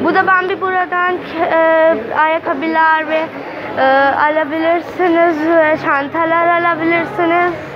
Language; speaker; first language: Turkish; non-native, learner; Urdu